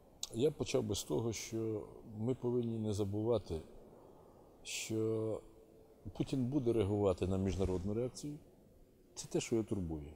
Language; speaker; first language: Ukrainian; native; Ukrainian